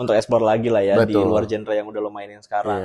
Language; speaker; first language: Indonesian; native; Indonesian